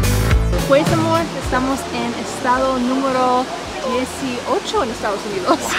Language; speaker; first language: Spanish; non-native, fluent; English